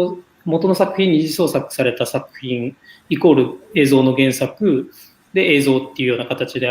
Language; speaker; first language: Japanese; native; Japanese